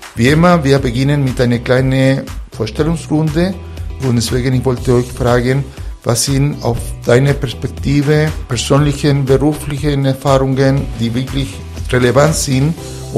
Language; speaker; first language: German; non-native, fluent; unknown